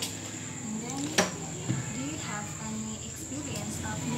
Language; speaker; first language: English; non-native, learner; Indonesian